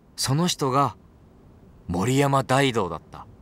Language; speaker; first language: Japanese; native; Japanese